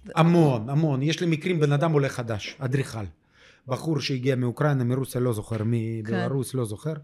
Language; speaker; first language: Hebrew; non-native, fluent; Ukrainian